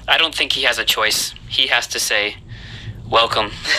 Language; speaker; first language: English; native; English